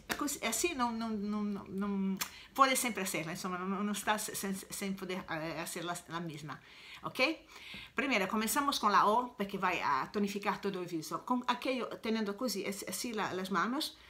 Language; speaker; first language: Spanish; non-native, learner; Italian